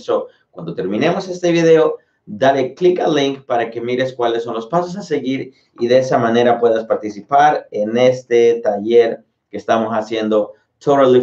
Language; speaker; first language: Spanish; native; Spanish